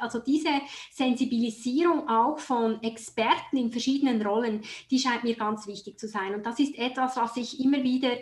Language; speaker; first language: German; native; German